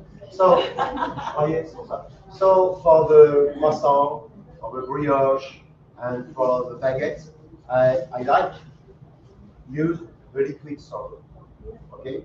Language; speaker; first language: English; non-native, learner; French